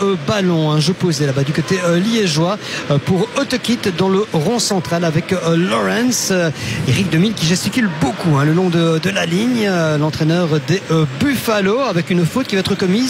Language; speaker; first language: French; native; French